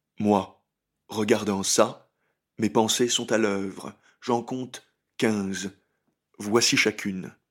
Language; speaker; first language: French; native; French